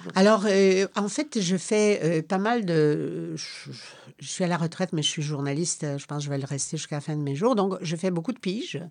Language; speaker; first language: French; non-native, fluent; Polish